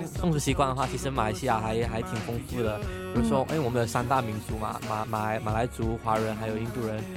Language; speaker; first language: Chinese; non-native, local second language; Cantonese